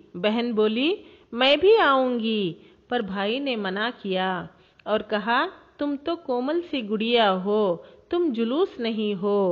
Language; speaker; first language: Hindi; non-native, local second language; Kannada